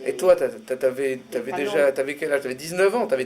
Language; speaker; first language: French; native; French